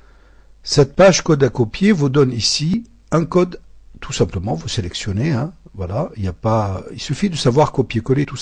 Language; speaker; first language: French; native; French